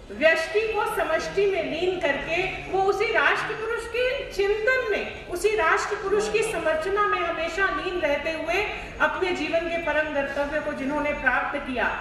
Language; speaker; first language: Hindi; native; Hindi